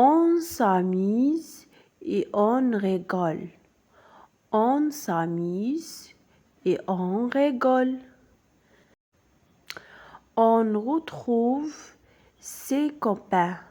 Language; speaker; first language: French; non-native, local second language; Arabic